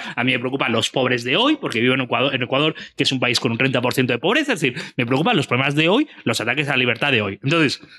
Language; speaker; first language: Spanish; native; Spanish